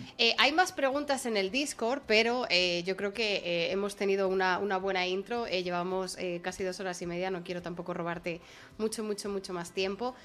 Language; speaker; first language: Spanish; native; Spanish